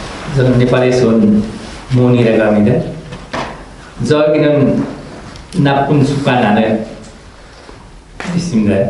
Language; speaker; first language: Korean; non-native, fluent; Nepali